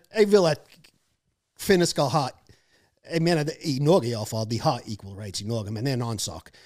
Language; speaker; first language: Norwegian; non-native, fluent; English